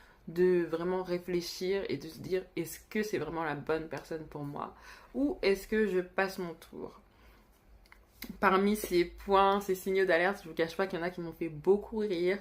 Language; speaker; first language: French; native; French